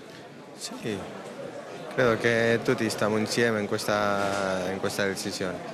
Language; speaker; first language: Italian; non-native, fluent; Spanish